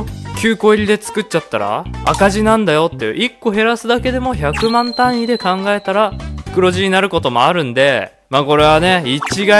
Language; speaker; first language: Japanese; native; Japanese